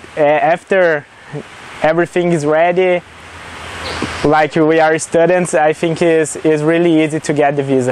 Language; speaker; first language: English; non-native, learner; Portuguese